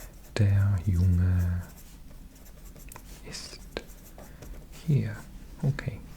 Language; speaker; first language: German; non-native, learner; English